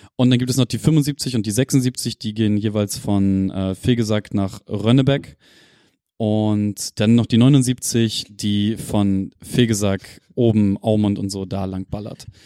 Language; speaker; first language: German; native; German